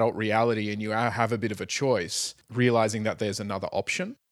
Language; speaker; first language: English; native; English